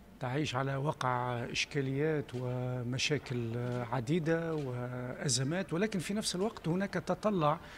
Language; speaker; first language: Arabic; native; Arabic